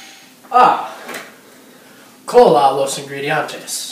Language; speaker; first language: Spanish; non-native, learner; English